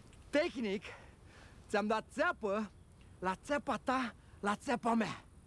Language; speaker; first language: Romanian; native; Romanian